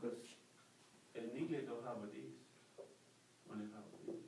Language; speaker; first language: English; non-native, learner; Spanish